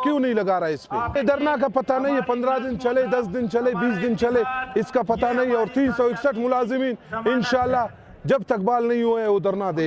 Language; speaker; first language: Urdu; non-native, local second language; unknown